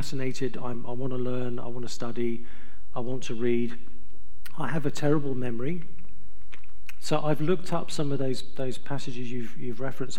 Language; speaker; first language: English; native; English